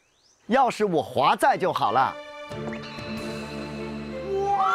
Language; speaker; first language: Chinese; native; Chinese